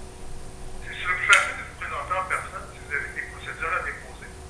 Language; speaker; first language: French; native; French